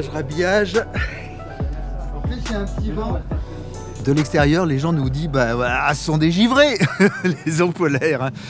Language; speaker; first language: French; native; French